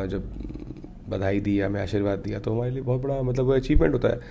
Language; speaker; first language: Hindi; native; Hindi